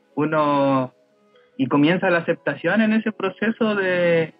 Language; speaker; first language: Spanish; native; Spanish